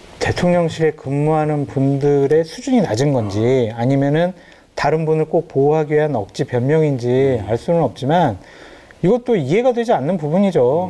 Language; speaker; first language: Korean; native; Korean